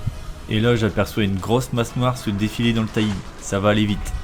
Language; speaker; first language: French; native; French